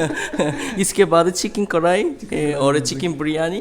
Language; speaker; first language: Urdu; non-native, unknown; Korean